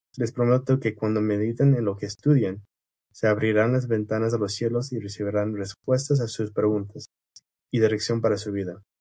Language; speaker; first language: Spanish; non-native, fluent; English